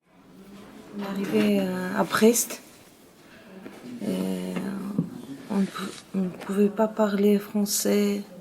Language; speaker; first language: French; non-native, learner; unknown